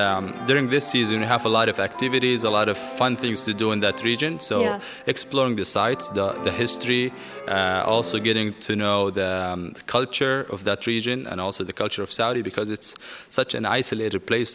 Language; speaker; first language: English; non-native, fluent; Arabic